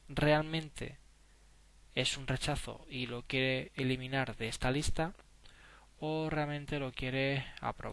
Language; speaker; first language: Spanish; native; Spanish